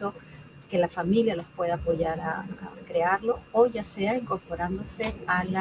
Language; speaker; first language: Spanish; native; Spanish